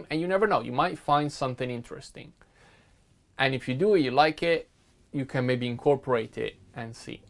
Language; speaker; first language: English; non-native, fluent; Italian